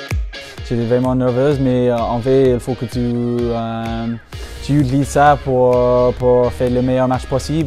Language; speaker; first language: French; non-native, fluent; English